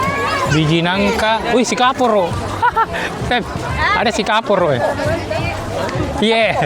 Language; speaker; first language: Indonesian; native; Indonesian